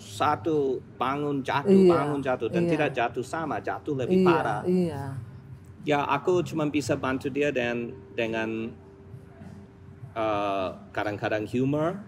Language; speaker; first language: Indonesian; non-native, fluent; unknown